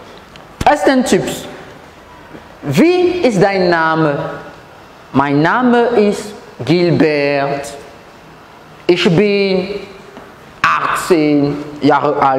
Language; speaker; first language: German; non-native, learner; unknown